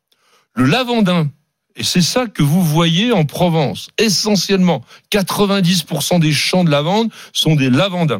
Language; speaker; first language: French; native; French